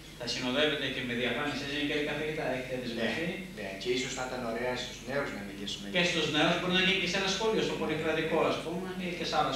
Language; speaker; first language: Greek; native; Greek